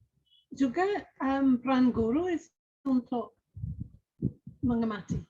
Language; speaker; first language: Indonesian; non-native, fluent; English